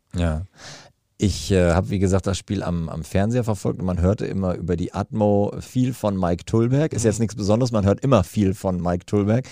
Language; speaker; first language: German; native; German